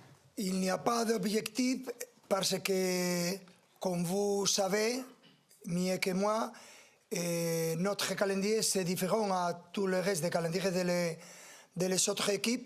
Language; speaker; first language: French; non-native, fluent; Spanish